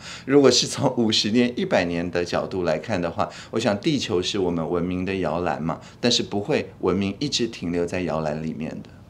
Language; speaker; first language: Chinese; native; Chinese